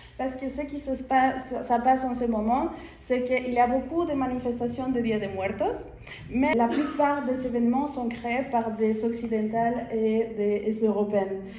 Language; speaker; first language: French; non-native, fluent; Spanish